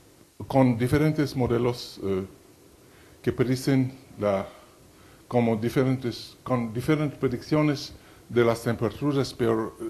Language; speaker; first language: Spanish; non-native, fluent; French